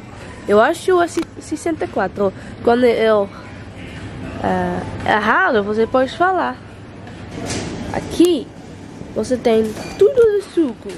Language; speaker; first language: Portuguese; non-native, learner; Dutch